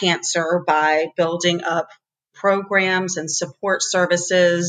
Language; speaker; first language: English; native; English